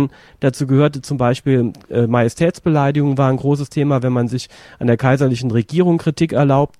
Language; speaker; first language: German; native; German